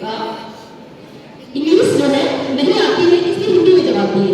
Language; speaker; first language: Hindi; native; Hindi